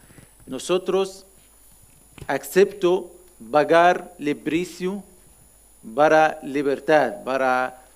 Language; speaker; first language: Spanish; non-native, learner; Arabic